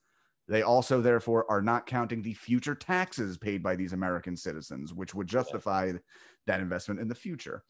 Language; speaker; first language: English; native; English